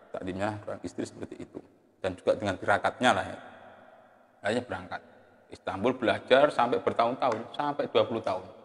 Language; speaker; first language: Indonesian; non-native, local second language; Javanese